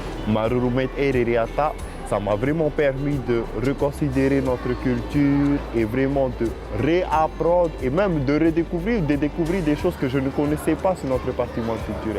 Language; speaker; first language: French; native; French